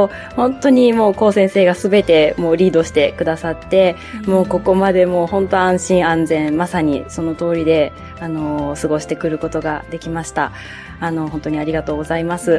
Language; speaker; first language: Japanese; native; Japanese